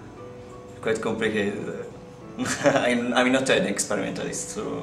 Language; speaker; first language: English; non-native, learner; Italian